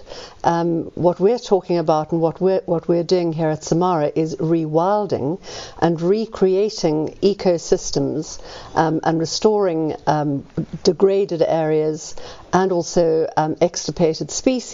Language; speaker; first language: English; native; English